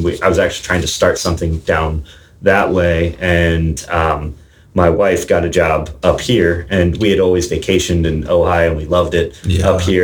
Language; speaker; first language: English; native; English